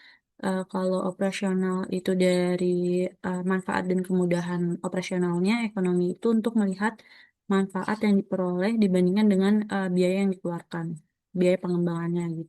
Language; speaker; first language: Indonesian; native; Indonesian